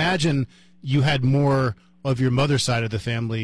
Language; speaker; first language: English; native; English